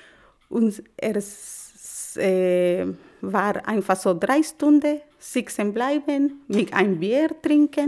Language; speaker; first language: German; non-native, learner; Spanish